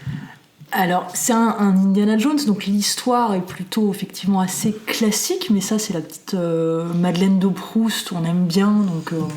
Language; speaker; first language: French; native; French